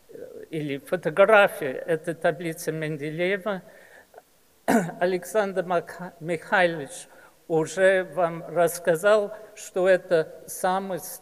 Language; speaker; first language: Russian; early bilingual, heritage; English